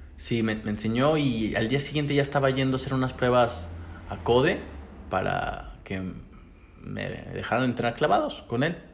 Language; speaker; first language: Spanish; native; Spanish